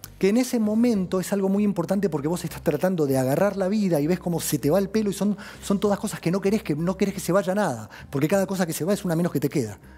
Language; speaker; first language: Spanish; native; Spanish